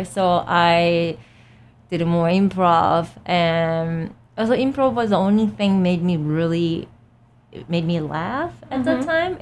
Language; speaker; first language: English; non-native, fluent; Japanese